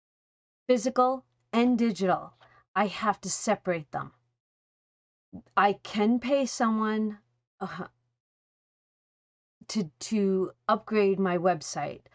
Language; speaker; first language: English; native; English